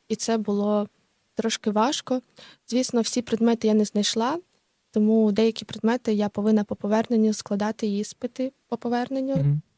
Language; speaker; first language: Ukrainian; native; Ukrainian